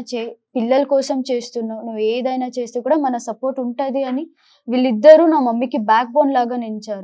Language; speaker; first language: Telugu; non-native, local second language; Kannada